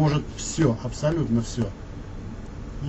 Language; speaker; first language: Russian; native; Russian